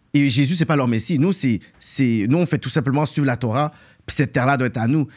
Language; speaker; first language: French; native; French